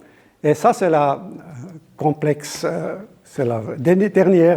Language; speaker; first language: French; non-native, local second language; German